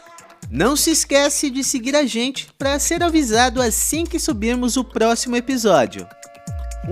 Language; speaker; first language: Portuguese; native; Portuguese